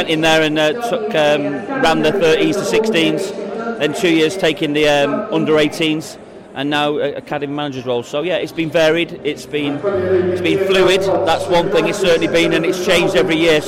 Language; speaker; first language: English; native; English